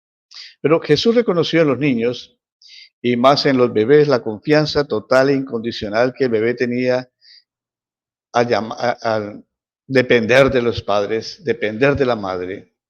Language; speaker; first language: Spanish; native; Spanish